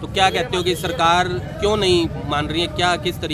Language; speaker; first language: Hindi; native; Hindi